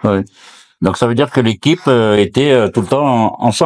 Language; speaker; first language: French; native; French